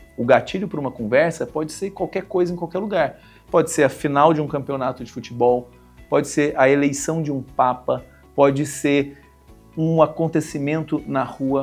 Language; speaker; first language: Portuguese; native; Portuguese